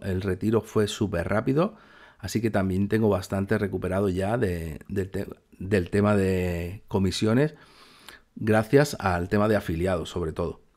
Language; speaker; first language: Spanish; native; Spanish